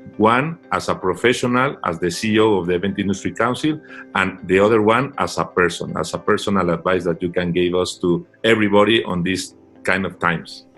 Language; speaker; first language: English; non-native, fluent; Spanish